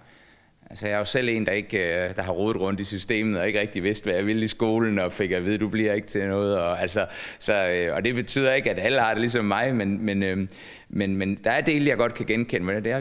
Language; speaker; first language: Danish; native; Danish